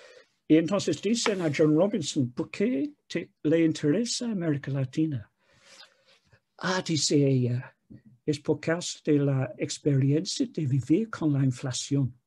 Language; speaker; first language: Spanish; non-native, fluent; English